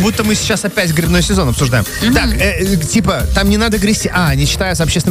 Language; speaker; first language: Russian; native; Russian